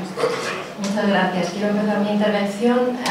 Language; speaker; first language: Spanish; native; Spanish